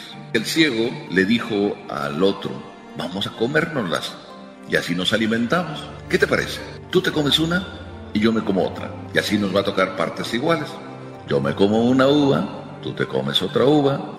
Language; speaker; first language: Spanish; native; Spanish